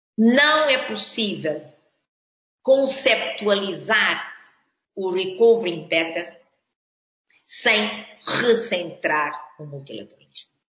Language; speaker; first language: Portuguese; non-native, local second language; Kabuverdianu